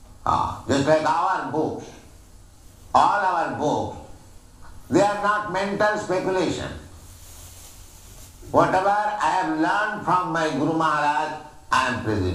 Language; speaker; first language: English; non-native, local second language; Bangla